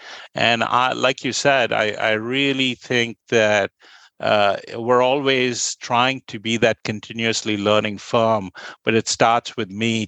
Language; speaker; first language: English; non-native, local second language; Bangla